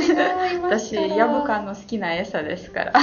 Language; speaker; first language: Japanese; non-native, fluent; Ukrainian